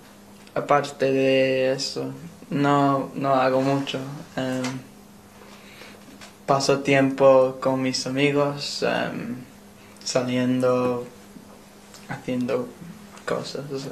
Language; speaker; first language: Spanish; non-native, learner; English